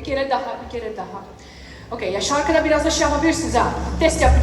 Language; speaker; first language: Turkish; early bilingual, heritage; Turkish